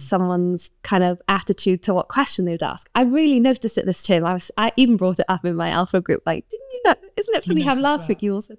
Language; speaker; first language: English; native; English